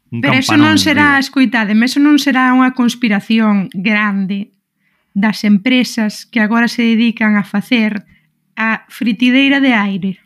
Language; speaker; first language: Galician; non-native, local second language; Spanish